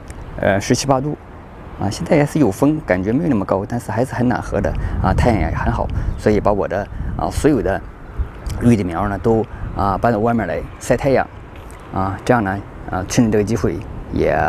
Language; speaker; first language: Chinese; native; Chinese